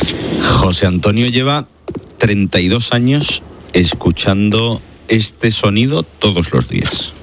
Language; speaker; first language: Spanish; native; Spanish